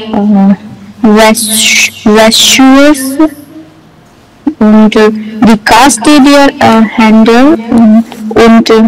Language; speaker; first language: German; non-native, learner; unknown